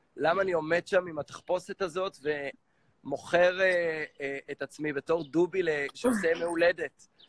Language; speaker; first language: Hebrew; native; Hebrew